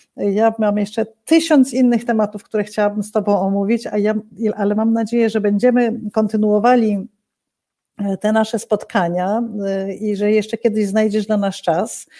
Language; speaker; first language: Polish; native; Polish